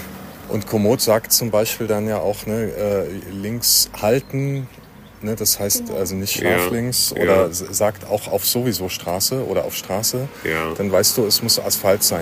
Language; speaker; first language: German; native; German